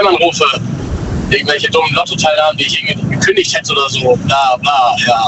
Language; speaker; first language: German; native; German